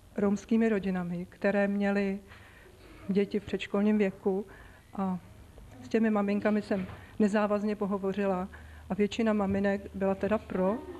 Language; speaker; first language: Czech; native; Czech